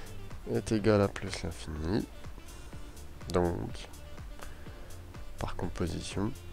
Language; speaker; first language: French; native; French